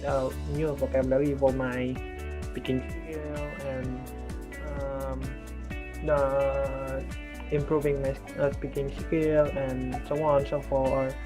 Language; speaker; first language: English; non-native, learner; Indonesian